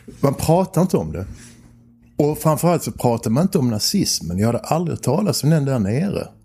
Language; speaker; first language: Swedish; native; Swedish